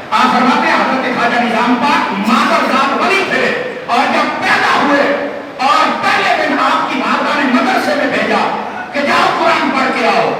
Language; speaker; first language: Urdu; non-native, local second language; Punjabi